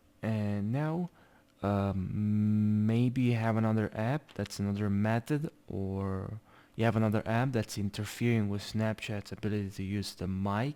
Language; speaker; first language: English; non-native, fluent; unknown